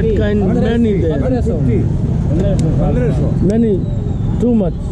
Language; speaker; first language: English; non-native, learner; Hindi